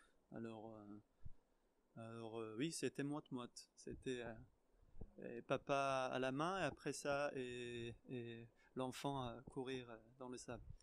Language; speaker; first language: French; non-native, fluent; Hebrew